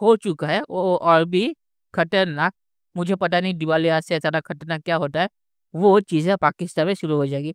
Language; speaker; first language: Hindi; native; Hindi